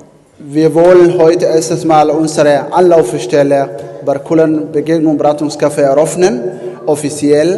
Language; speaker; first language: German; non-native, fluent; Somali